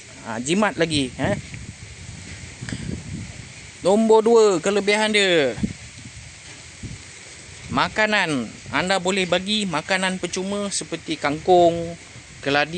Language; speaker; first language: Malay; native; Malay